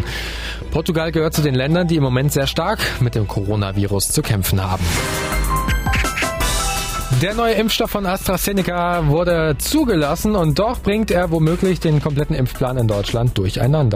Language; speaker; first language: German; native; German